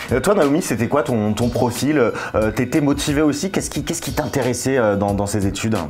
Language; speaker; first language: French; native; French